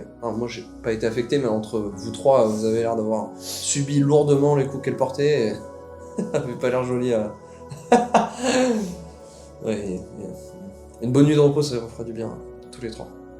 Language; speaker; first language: French; native; French